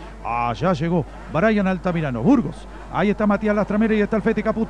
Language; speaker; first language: Spanish; native; Spanish